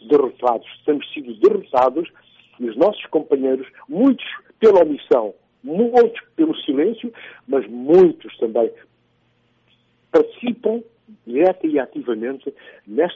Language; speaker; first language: Portuguese; non-native, local second language; Upper Guinea Crioulo